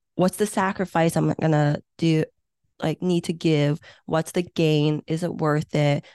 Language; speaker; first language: English; early bilingual, other home language; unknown